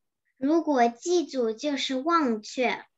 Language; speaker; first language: Chinese; early bilingual, heritage; Chinese